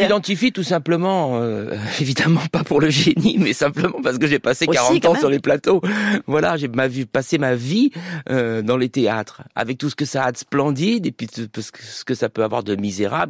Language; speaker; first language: French; native; French